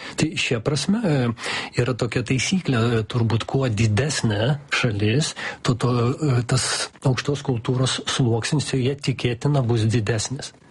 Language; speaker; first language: Lithuanian; non-native, local second language; Russian